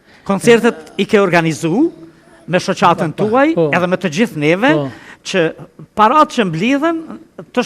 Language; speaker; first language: Albanian; native; Albanian